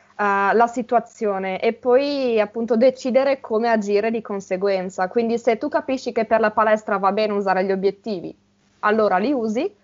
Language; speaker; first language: Italian; native; Italian